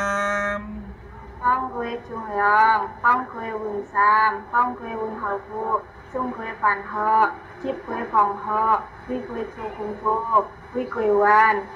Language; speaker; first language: Cantonese; non-native, learner; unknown